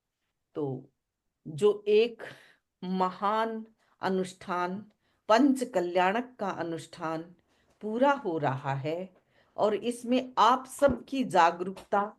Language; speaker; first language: Hindi; native; Hindi